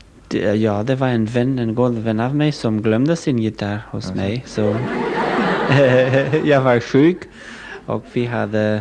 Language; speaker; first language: Swedish; non-native, learner; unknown